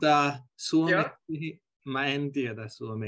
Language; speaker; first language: Finnish; non-native, learner; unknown